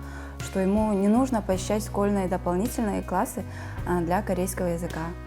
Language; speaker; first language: Russian; non-native, local second language; Kazakh